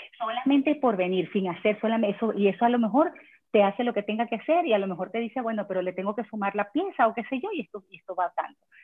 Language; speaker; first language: Spanish; native; Spanish